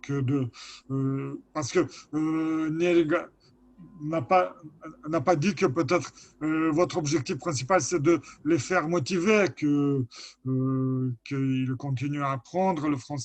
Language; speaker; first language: French; non-native, fluent; Lithuanian